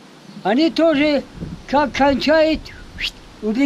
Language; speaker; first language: Russian; non-native, local second language; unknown